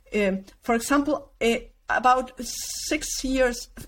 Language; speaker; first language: English; non-native, learner; Spanish